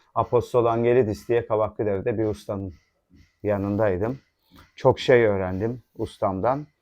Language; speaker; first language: Turkish; native; Turkish